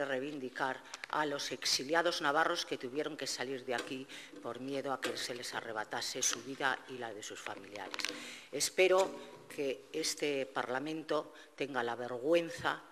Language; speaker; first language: Spanish; native; Spanish